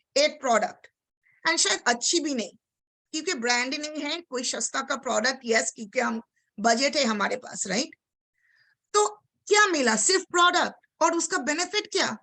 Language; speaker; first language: Hindi; non-native, local second language; Bangla